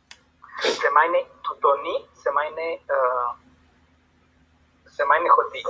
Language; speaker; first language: Greek; non-native, learner; Spanish